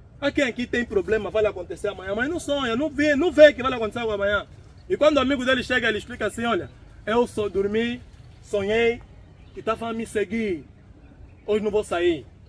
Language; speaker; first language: Portuguese; native; Portuguese